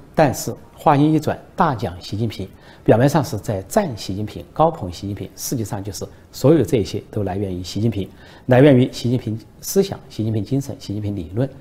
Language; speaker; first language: Chinese; native; Chinese